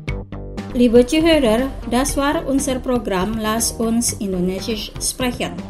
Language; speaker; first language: German; non-native, fluent; Indonesian